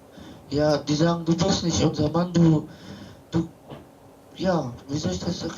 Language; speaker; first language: German; early bilingual, other home language; Romany